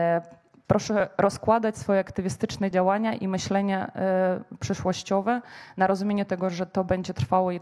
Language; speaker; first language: Polish; non-native, fluent; Ukrainian